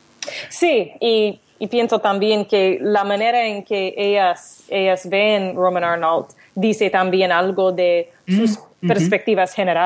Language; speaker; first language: Spanish; non-native, learner; English